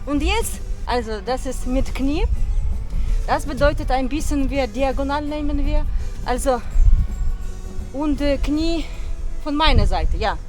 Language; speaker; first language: German; non-native, learner; Ukrainian